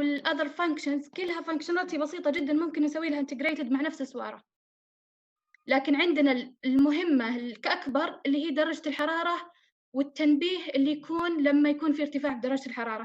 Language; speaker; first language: Arabic; native; Arabic